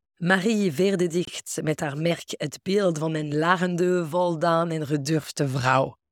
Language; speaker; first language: Dutch; non-native, fluent; French